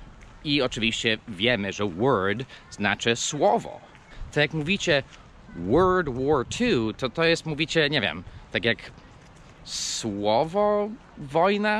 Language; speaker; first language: Polish; non-native, fluent; English